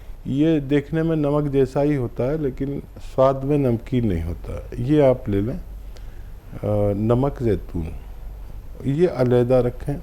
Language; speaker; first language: Hindi; native; Hindi